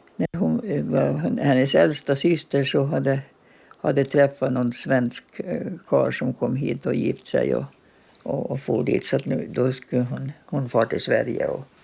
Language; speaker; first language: Swedish; native; Swedish